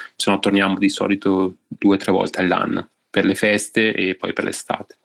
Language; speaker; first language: Italian; native; Italian